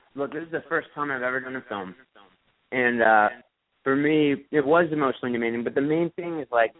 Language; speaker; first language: English; native; English